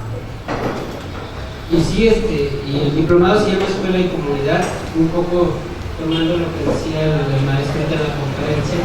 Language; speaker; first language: Spanish; non-native, local second language; Tzotzil